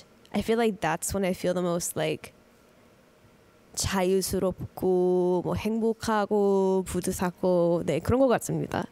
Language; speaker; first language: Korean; early bilingual, heritage; English